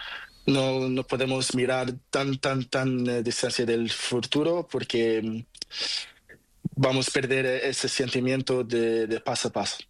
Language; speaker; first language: Spanish; non-native, learner; Portuguese